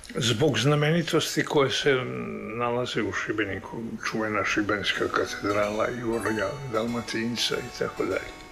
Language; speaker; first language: Serbian; native; Serbian